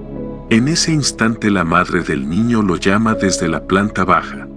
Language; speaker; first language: Spanish; native; Spanish